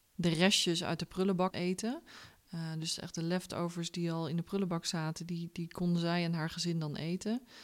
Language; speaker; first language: Dutch; native; Dutch